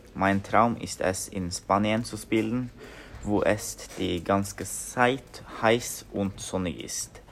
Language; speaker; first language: German; non-native, learner; Norwegian